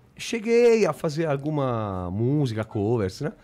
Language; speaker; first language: Portuguese; non-native, fluent; Italian